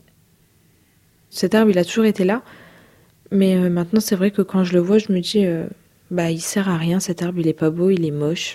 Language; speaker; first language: French; native; French